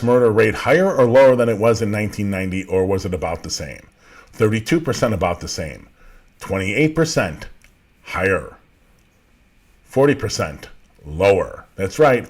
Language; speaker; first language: English; native; English